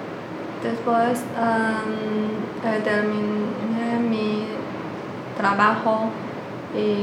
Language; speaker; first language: Spanish; non-native, learner; Chinese